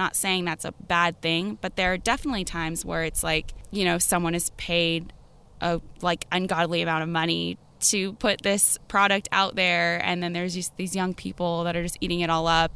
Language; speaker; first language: English; native; English